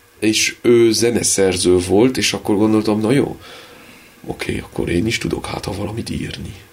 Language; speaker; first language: Hungarian; early bilingual, heritage; Hungarian